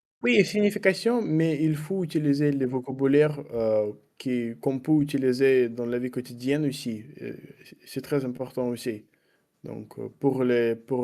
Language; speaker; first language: French; non-native, learner; Russian